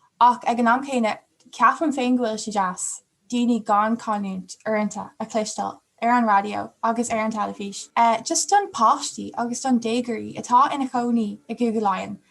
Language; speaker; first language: Irish; non-native, local second language; English